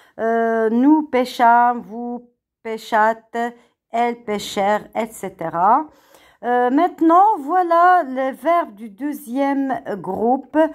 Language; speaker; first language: French; non-native, local second language; Arabic